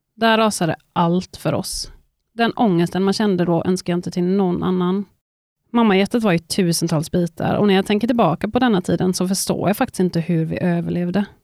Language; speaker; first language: Swedish; native; Swedish